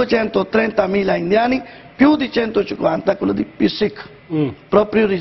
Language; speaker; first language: Italian; non-native, learner; Punjabi